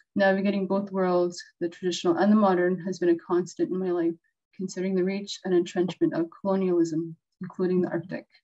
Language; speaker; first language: English; native; English